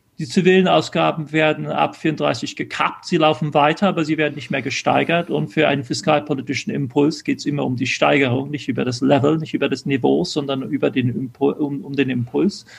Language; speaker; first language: German; early bilingual, other home language; English